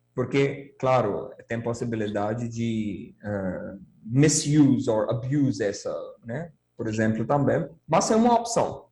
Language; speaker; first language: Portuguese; non-native, fluent; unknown